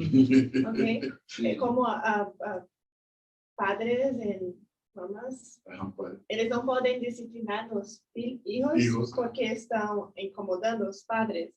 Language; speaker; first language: Spanish; non-native, learner; Portuguese